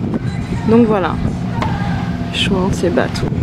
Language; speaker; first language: French; native; French